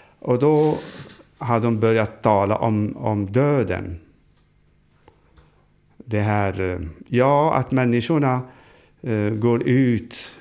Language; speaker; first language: Swedish; non-native, fluent; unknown